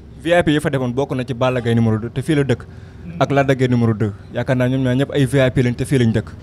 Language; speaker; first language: Wolof; native; Wolof